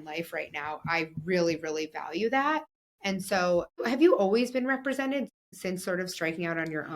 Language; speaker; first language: English; native; English